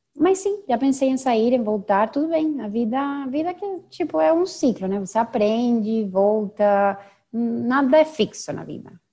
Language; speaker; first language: Portuguese; non-native, fluent; Spanish